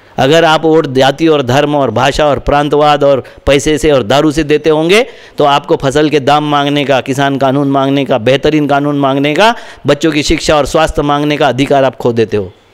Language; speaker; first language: Hindi; non-native, local second language; Marathi